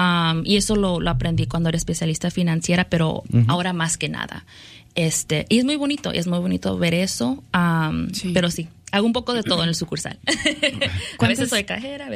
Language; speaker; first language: Spanish; early bilingual, other home language; English